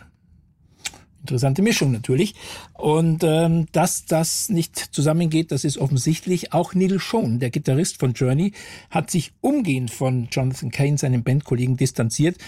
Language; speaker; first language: German; native; German